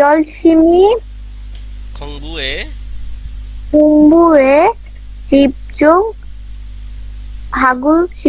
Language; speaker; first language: Korean; non-native, learner; Bangla